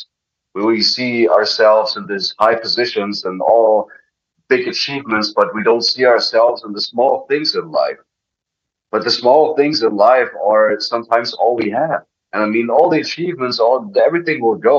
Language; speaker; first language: English; non-native, fluent; German